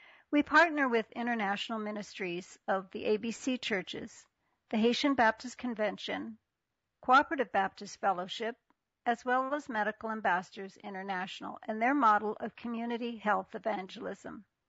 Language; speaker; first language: English; native; English